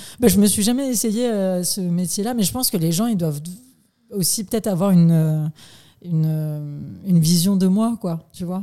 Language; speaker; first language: French; native; French